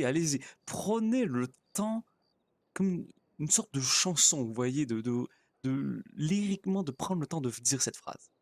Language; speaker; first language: French; native; French